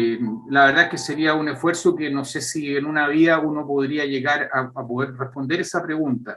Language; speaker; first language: Spanish; native; Spanish